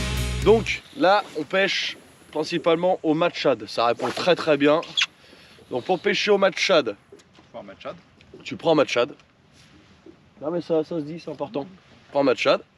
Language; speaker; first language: French; native; French